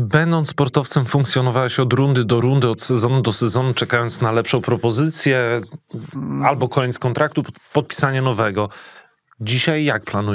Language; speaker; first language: Polish; native; Polish